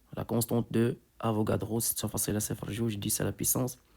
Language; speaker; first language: French; non-native, local second language; Arabic